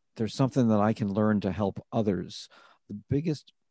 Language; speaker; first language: English; native; English